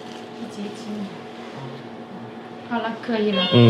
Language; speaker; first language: Chinese; native; Chinese